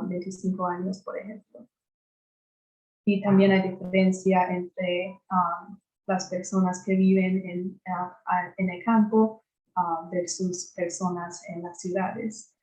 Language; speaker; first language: Spanish; non-native, fluent; English